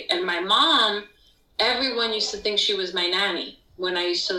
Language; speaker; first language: English; non-native, fluent; Spanish